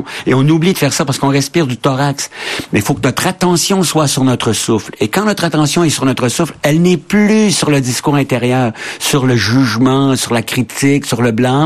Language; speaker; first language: French; native; French